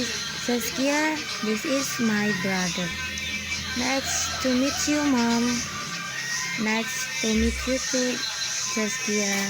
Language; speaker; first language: English; non-native, learner; Indonesian